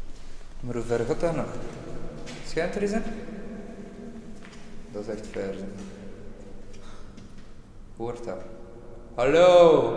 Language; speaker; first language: Dutch; native; Dutch